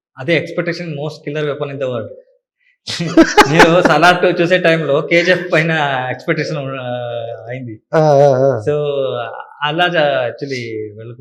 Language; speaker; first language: Telugu; non-native, learner; Kannada